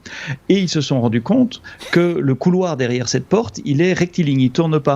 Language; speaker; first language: French; native; French